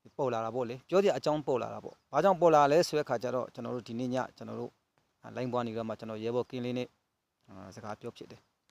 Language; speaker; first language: Burmese; native; Burmese